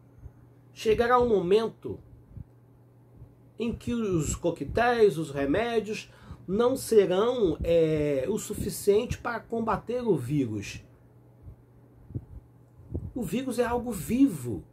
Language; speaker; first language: Portuguese; native; Portuguese